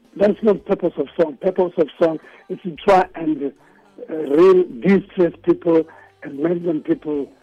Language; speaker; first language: English; non-native, local second language; Shona